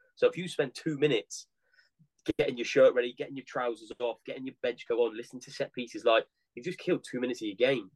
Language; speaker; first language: English; native; English